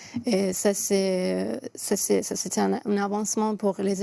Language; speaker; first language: French; non-native, fluent; Persian